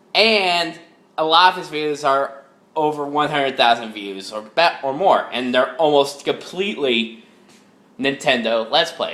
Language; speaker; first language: English; native; English